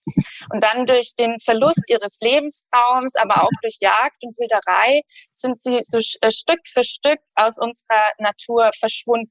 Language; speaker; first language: German; native; German